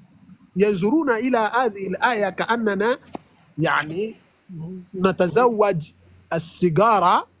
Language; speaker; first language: Arabic; non-native, fluent; Yoruba